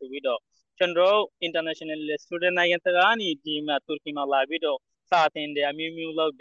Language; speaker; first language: Burmese; non-native, local second language; Rohingya